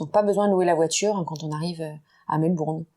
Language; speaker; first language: French; native; French